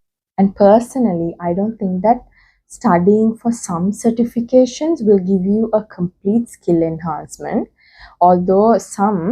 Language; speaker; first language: English; non-native, local second language; Sinhala